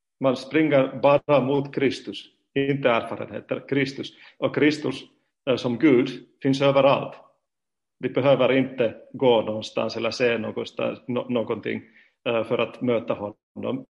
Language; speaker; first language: Swedish; non-native, fluent; Finnish